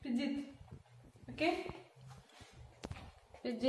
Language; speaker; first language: Indonesian; non-native, learner; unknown